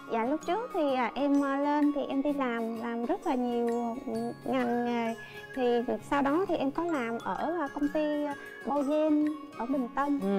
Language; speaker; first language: Vietnamese; native; Vietnamese